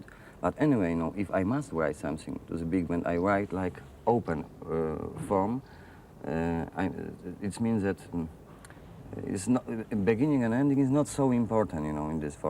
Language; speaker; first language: English; non-native, fluent; Polish